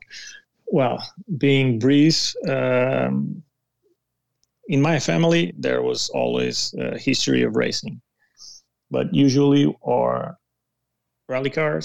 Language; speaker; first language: English; non-native, fluent; Portuguese